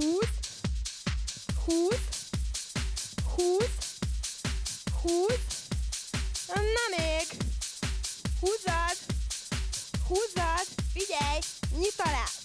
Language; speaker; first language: Hungarian; native; Hungarian